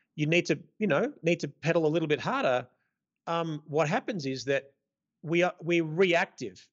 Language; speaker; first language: English; native; English